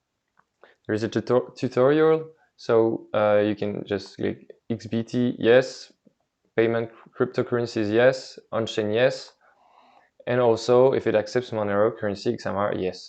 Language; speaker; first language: English; non-native, fluent; French